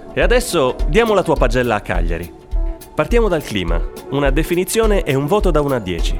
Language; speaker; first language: Italian; native; Italian